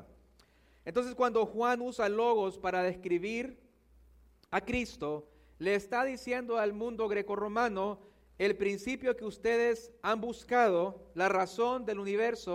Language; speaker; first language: Spanish; native; Spanish